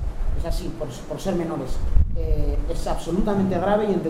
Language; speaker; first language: Spanish; native; Spanish